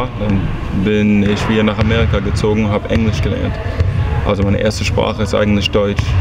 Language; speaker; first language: German; early bilingual, heritage; English